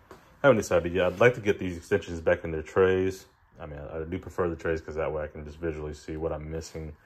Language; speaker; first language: English; native; English